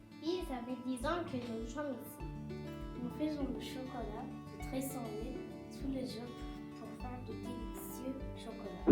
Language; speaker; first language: French; non-native, learner; Turkish